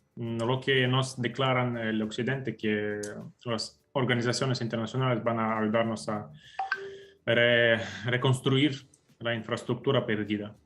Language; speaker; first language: Spanish; non-native, fluent; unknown